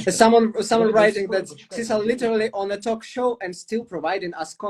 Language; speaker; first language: English; non-native, fluent; Ukrainian